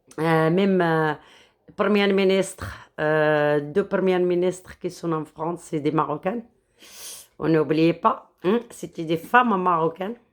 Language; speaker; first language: French; non-native, local second language; Arabic